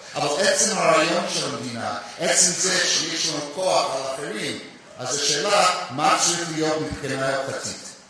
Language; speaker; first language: Hebrew; non-native, fluent; English